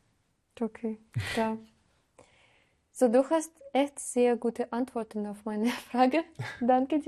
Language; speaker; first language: German; non-native, learner; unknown